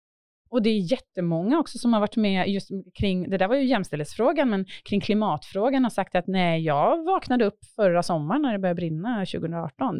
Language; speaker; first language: Swedish; native; Swedish